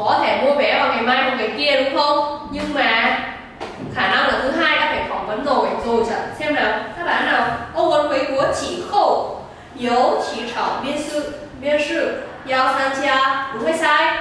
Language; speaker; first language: Chinese; non-native, fluent; Vietnamese